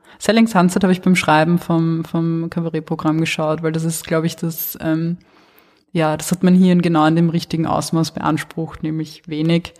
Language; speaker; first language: German; early bilingual, other home language; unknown